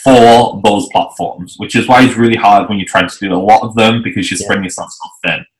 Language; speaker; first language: English; native; English